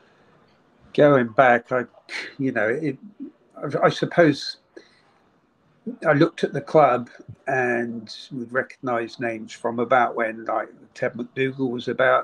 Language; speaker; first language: English; native; English